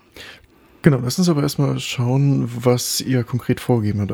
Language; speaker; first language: German; native; German